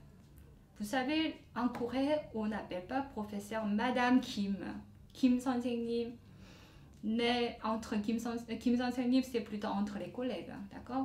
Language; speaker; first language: French; non-native, fluent; Korean